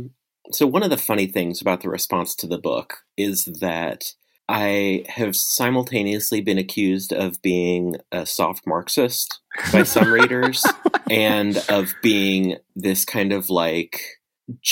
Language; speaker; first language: English; native; English